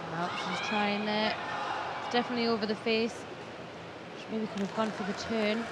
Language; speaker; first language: English; native; English